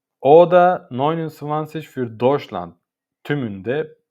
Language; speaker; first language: German; non-native, learner; Turkish